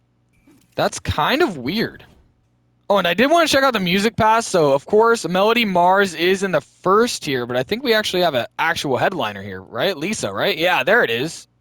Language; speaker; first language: English; native; English